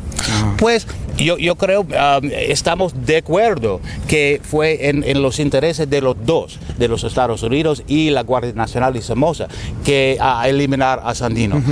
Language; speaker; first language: Spanish; non-native, fluent; English